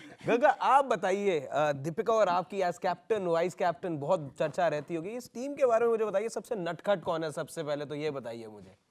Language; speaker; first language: Hindi; native; Hindi